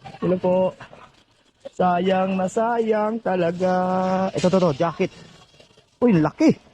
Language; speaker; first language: Filipino; native; Filipino